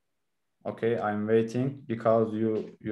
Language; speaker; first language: English; non-native, learner; Turkish